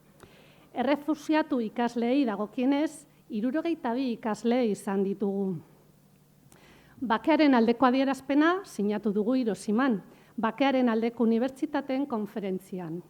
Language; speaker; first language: Basque; native; Basque